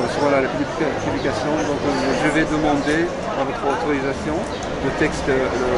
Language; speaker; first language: French; non-native, learner; Japanese